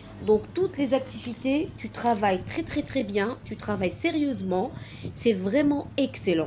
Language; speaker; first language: French; non-native, fluent; Arabic